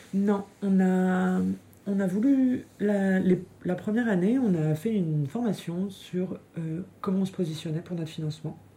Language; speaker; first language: French; native; French